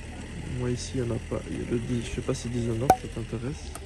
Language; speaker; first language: French; native; French